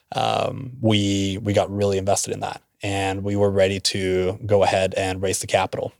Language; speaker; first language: English; non-native, fluent; Norwegian